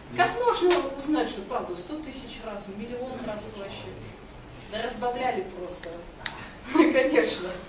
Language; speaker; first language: Russian; non-native, local second language; Georgian